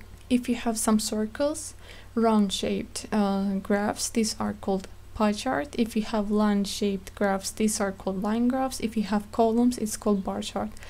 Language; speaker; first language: English; non-native, fluent; Azerbaijani